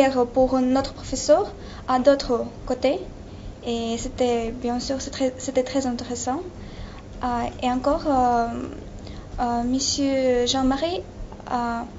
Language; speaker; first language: French; non-native, learner; Russian